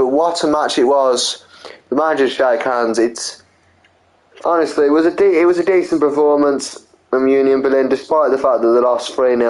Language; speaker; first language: English; native; English